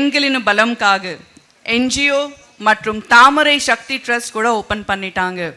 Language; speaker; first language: Tamil; non-native, local second language; Gujarati